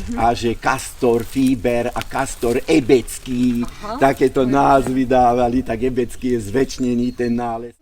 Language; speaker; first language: Slovak; non-native, local second language; Hungarian